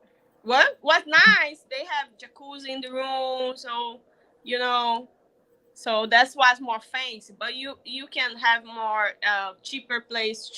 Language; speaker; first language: English; non-native, learner; Portuguese